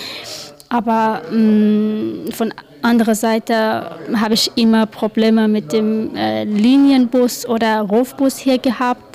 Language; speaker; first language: German; non-native, learner; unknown